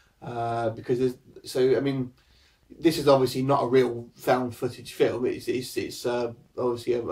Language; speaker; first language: English; native; English